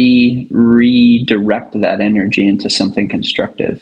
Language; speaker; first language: English; native; English